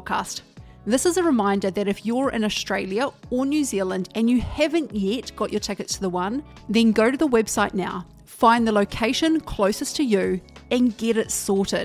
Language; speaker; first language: English; native; English